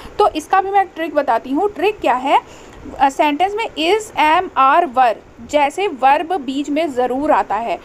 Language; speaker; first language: Hindi; native; Hindi